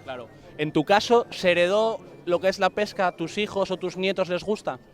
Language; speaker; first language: Spanish; native; Spanish